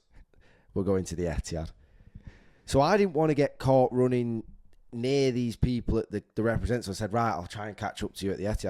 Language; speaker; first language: English; native; English